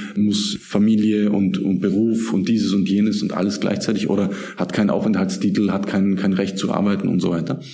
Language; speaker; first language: German; native; German